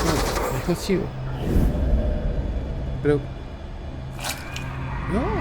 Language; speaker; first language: Spanish; native; Spanish